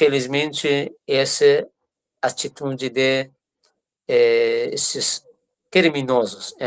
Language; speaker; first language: Portuguese; non-native, fluent; Persian